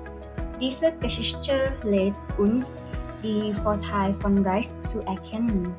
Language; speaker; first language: German; non-native, learner; Thai